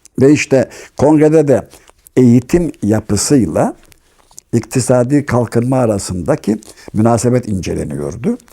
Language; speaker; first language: Turkish; native; Turkish